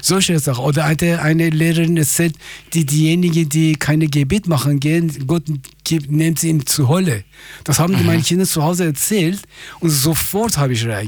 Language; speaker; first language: German; non-native, fluent; Persian